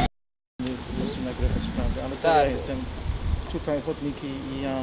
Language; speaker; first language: Polish; non-native, learner; English